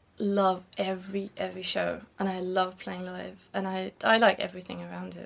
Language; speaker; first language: English; non-native, fluent; German